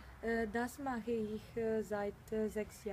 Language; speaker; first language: German; non-native, learner; Italian